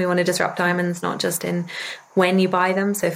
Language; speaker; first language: English; native; English